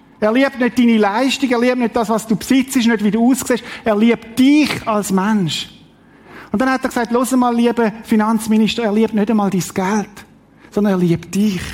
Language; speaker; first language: German; native; German